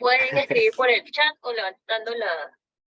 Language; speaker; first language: Spanish; native; Spanish